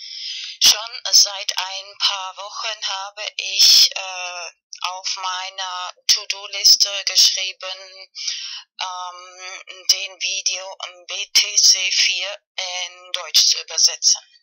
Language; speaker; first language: German; non-native, fluent; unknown